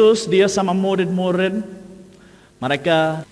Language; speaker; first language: Indonesian; non-native, fluent; English